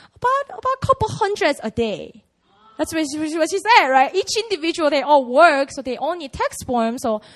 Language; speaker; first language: English; non-native, fluent; Korean